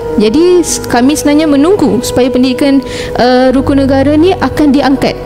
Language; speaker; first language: Malay; non-native, local second language; Tamil